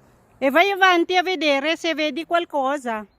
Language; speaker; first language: Italian; non-native, fluent; Filipino